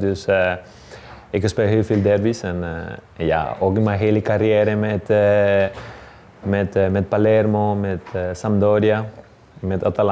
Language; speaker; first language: Dutch; non-native, learner; Spanish